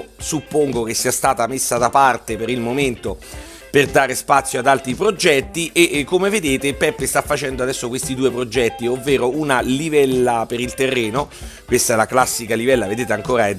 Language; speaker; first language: Italian; native; Italian